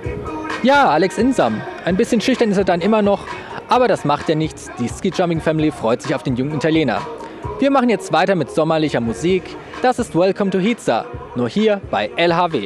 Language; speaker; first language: German; native; German